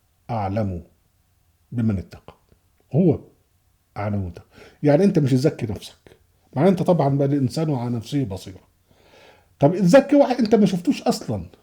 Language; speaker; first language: Arabic; native; Arabic